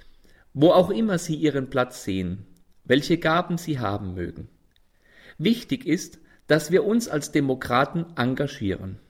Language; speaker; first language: German; native; German